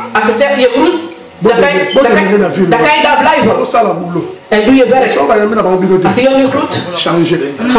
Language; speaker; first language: Dutch; non-native, learner; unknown